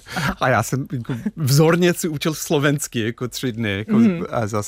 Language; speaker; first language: Czech; non-native, fluent; English